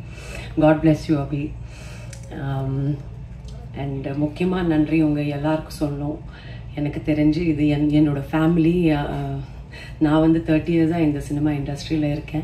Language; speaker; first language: Tamil; non-native, fluent; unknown